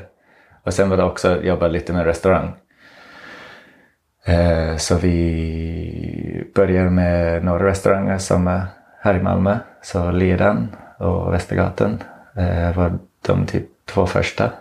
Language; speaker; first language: Swedish; non-native, fluent; English